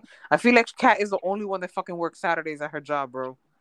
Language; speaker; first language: English; early bilingual, other home language; Spanish